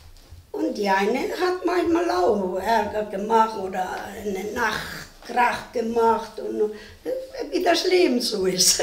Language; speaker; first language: German; non-native, fluent; Spanish